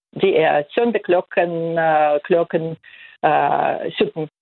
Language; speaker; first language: Danish; non-native, fluent; Russian